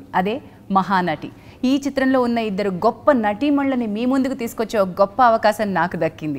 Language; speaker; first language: Telugu; native; Telugu